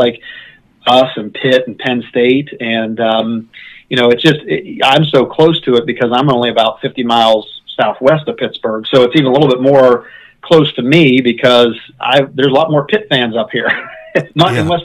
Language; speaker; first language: English; native; English